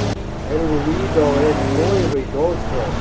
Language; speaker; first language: Spanish; non-native, learner; English